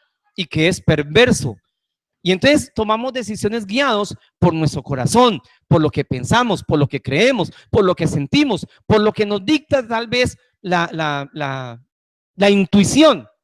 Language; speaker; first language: Spanish; native; Spanish